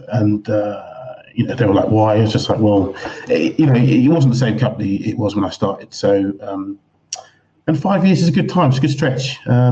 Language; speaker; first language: English; native; English